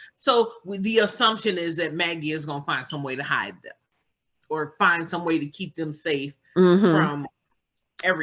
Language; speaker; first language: English; native; English